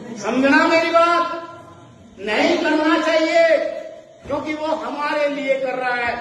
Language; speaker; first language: Hindi; native; Hindi